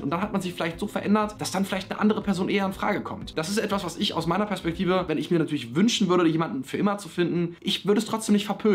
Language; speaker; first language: German; native; German